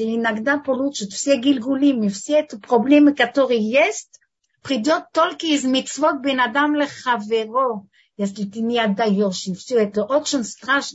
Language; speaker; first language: Russian; non-native, fluent; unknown